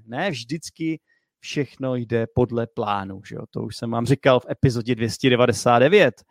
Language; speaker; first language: Czech; native; Czech